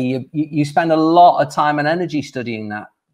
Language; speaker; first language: English; native; English